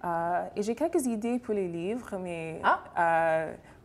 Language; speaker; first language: French; non-native, fluent; English